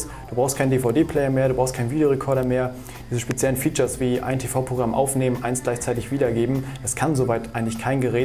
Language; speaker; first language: German; native; German